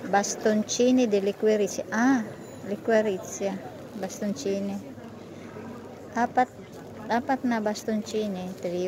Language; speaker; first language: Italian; non-native, fluent; Filipino